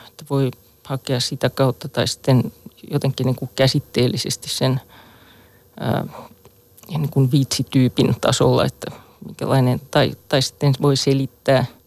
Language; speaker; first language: Finnish; native; Finnish